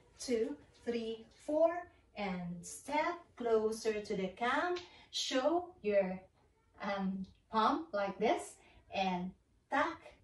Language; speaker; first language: English; non-native, local second language; Filipino